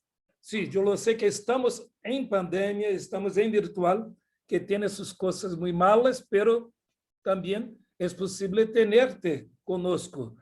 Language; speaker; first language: Spanish; non-native, learner; Portuguese